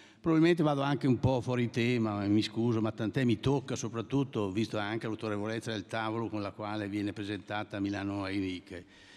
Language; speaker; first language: Italian; native; Italian